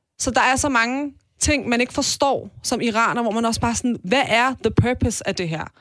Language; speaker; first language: Danish; early bilingual, other home language; Persian